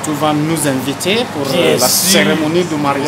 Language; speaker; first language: French; non-native, fluent; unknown